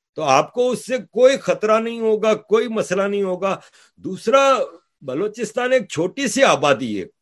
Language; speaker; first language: Urdu; native; Urdu